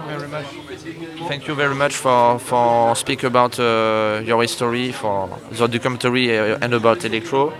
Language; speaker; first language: English; non-native, learner; French